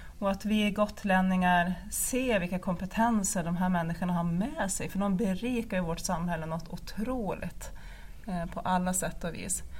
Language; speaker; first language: Swedish; native; Swedish